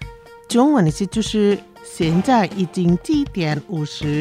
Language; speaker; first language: Chinese; early bilingual, heritage; Chinese